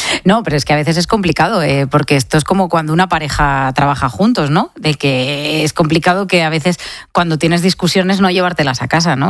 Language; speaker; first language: Spanish; native; Spanish